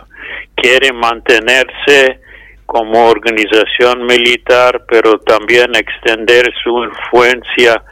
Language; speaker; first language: Spanish; non-native, fluent; English